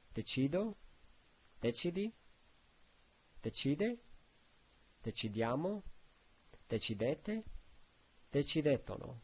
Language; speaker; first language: Italian; non-native, learner; English